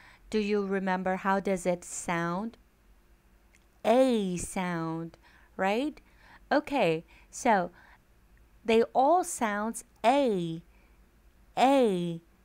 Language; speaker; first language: English; non-native, fluent; Chinese